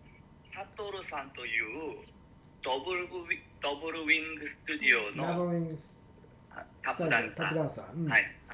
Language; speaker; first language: Japanese; non-native, learner; Korean